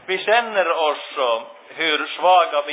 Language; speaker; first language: Swedish; non-native, local second language; Finnish